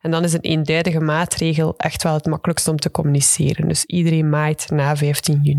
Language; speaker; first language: Dutch; native; Dutch